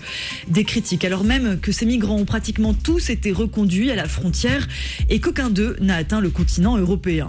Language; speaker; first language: French; native; French